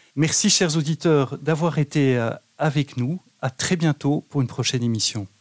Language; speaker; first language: French; native; French